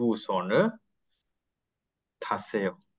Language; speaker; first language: Korean; non-native, learner; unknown